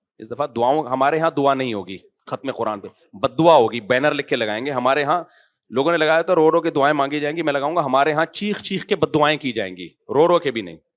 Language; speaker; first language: Urdu; native; Urdu